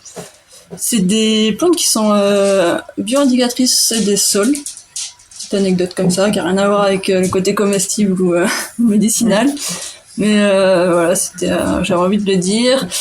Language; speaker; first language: French; native; French